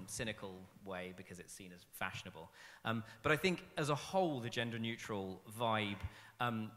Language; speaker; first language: English; native; English